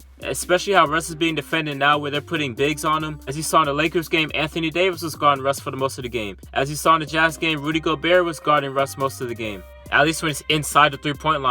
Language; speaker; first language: English; native; English